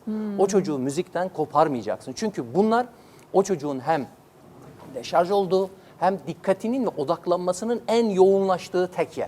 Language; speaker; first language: Turkish; native; Turkish